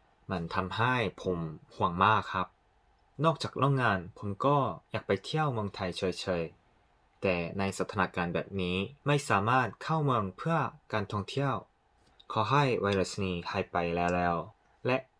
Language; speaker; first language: Thai; non-native, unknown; Korean